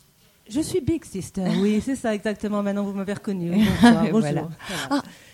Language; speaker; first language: French; native; French